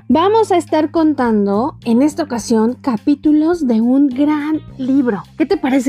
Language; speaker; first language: Spanish; native; Spanish